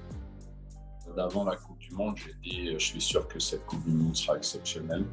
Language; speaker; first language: French; native; French